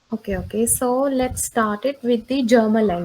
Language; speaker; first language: English; non-native, local second language; Hindi